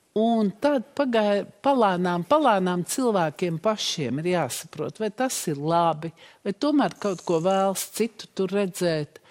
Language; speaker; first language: Latvian; native; Latvian